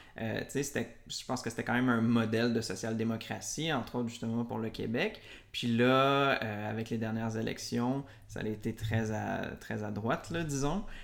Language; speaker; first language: French; native; French